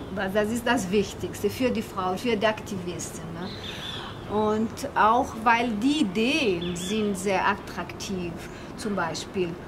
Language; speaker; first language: German; non-native, fluent; Portuguese